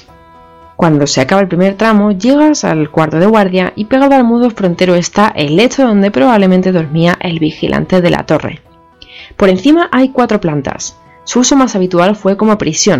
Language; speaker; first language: Spanish; native; Spanish